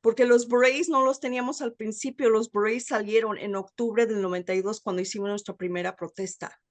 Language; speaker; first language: Spanish; early bilingual, heritage; Spanish